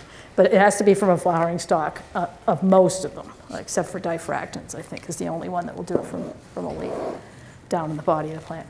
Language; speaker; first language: English; native; English